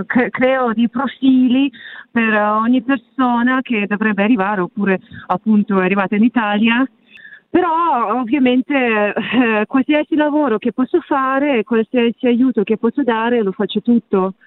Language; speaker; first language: Italian; non-native, fluent; Russian